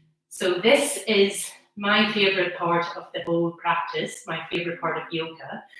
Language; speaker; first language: English; native; English